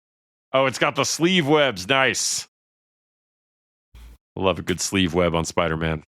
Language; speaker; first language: English; native; English